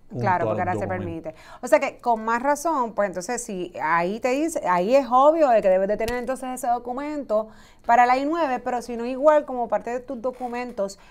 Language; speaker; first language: Spanish; native; Spanish